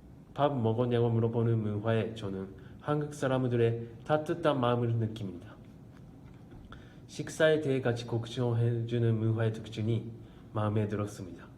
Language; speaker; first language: Korean; non-native, fluent; Japanese